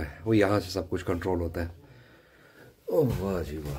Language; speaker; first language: Russian; non-native, learner; Urdu